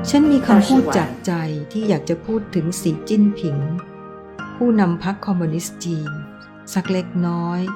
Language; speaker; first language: Thai; non-native, fluent; Chinese